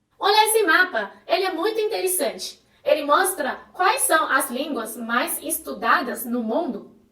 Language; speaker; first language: Portuguese; non-native, fluent; Chinese